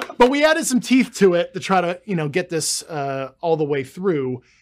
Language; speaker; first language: English; native; English